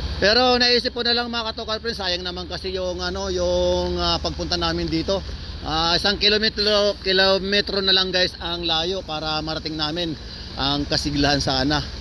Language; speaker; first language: Filipino; native; Filipino